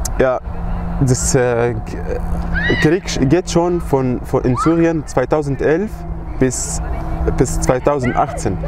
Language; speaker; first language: German; non-native, learner; Arabic